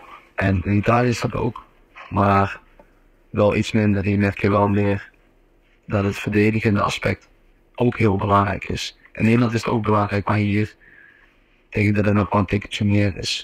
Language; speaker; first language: Dutch; native; Dutch